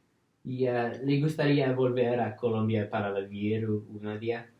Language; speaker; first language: Spanish; non-native, learner; English